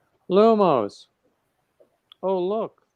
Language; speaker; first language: English; native; English